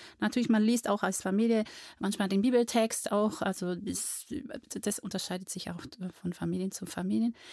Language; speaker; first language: German; non-native, fluent; Portuguese